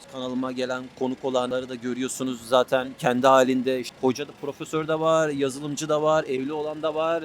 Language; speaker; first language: Turkish; native; Turkish